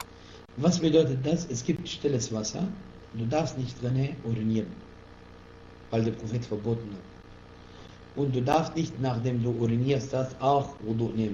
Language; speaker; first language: German; non-native, fluent; Arabic